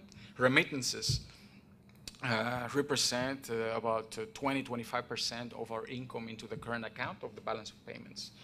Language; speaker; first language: English; non-native, fluent; Spanish